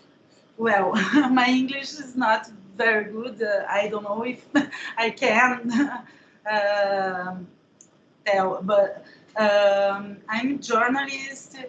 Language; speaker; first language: English; non-native, learner; Portuguese